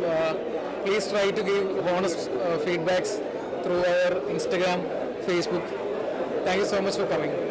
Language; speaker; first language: Tamil; non-native, learner; Malayalam